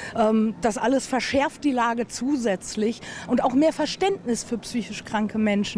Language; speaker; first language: German; native; German